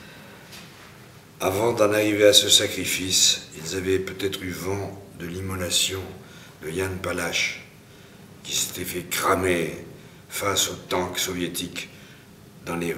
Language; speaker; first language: French; native; French